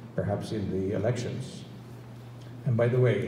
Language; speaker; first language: English; non-native, local second language; Filipino